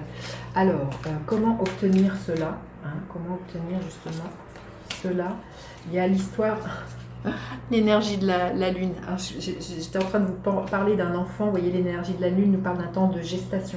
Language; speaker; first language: French; native; French